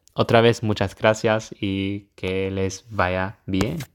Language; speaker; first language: Spanish; non-native, fluent; English